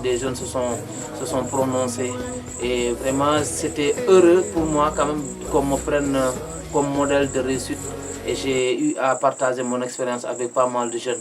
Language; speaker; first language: French; non-native, local second language; Mandingo